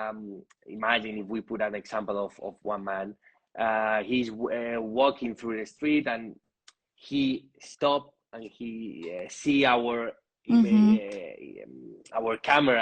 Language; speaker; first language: English; non-native, learner; Spanish